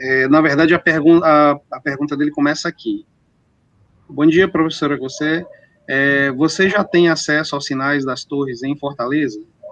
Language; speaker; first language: Portuguese; native; Portuguese